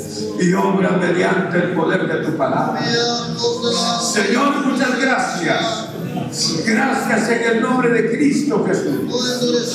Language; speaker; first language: Spanish; native; Spanish